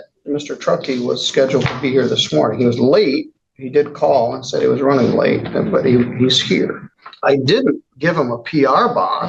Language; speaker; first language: English; native; English